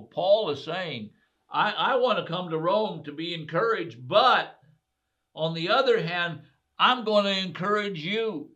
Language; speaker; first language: English; native; English